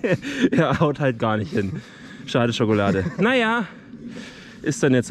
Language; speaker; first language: German; native; German